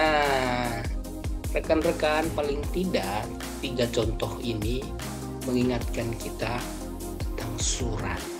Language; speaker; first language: Indonesian; native; Indonesian